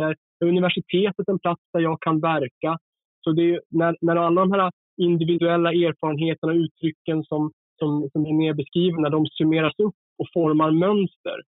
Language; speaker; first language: Swedish; native; Swedish